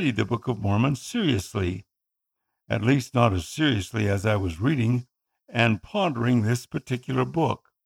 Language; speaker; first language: English; non-native, local second language; Filipino